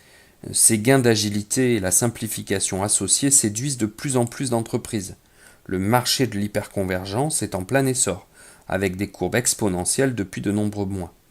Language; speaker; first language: French; native; French